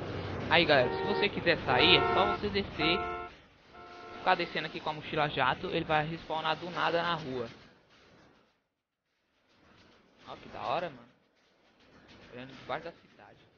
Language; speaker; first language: Portuguese; native; Portuguese